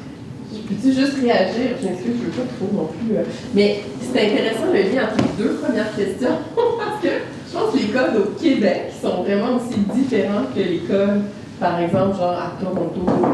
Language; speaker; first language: French; native; French